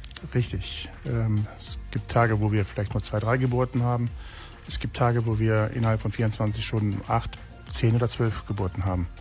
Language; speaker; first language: German; native; German